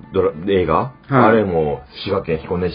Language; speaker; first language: Japanese; native; Japanese